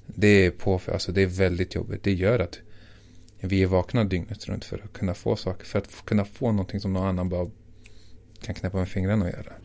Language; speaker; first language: Swedish; early bilingual, other home language; Assyrian Neo-Aramaic